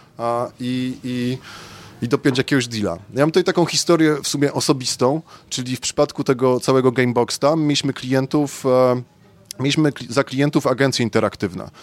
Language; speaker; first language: Polish; native; Polish